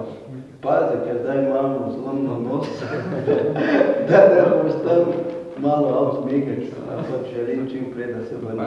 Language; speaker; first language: Slovenian; non-native, learner; Portuguese